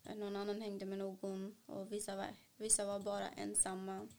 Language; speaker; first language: Swedish; early bilingual, other home language; Kannada